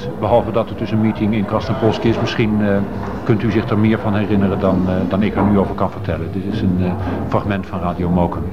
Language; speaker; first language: Dutch; native; Dutch